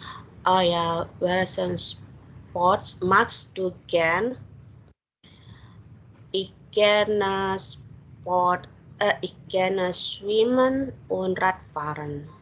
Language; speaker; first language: German; non-native, learner; Indonesian